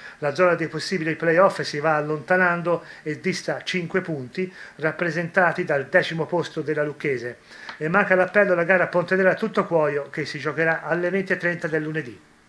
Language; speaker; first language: Italian; native; Italian